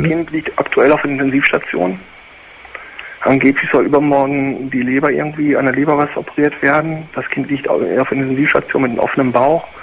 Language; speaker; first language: German; native; German